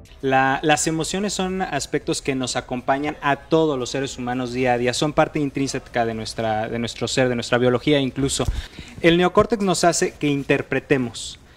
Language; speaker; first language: Spanish; native; Spanish